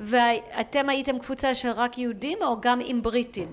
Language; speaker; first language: Hebrew; native; Hebrew